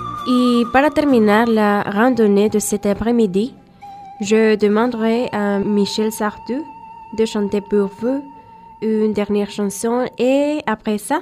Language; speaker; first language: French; non-native, fluent; Spanish